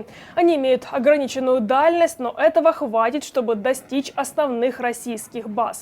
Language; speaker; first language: Russian; native; Russian